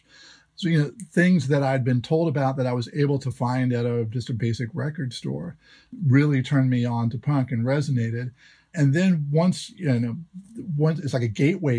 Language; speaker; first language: English; native; English